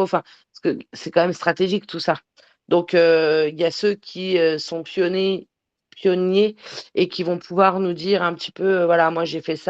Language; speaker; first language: French; native; French